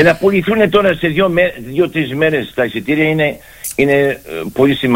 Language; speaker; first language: Greek; early bilingual, heritage; Greek